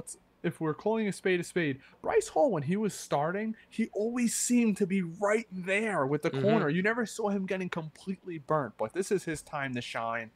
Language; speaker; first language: English; native; English